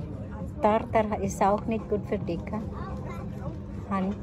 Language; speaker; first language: German; non-native, learner; Filipino